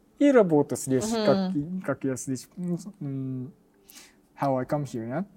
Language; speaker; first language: Russian; non-native, learner; Japanese